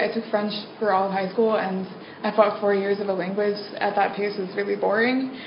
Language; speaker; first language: English; native; English